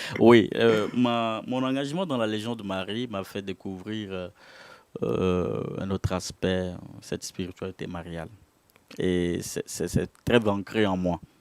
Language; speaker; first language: French; non-native, local second language; Ewe